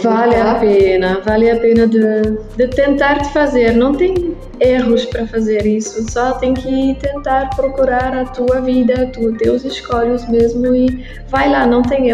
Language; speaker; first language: Portuguese; non-native, learner; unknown